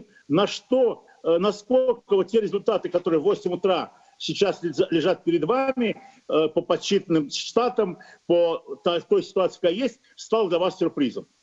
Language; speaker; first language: Russian; native; Russian